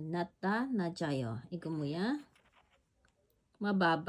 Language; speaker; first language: Korean; non-native, learner; Filipino